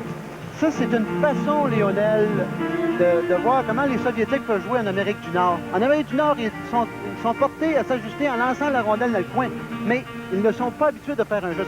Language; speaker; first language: French; native; French